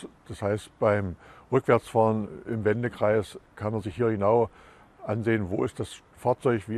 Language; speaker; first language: German; native; German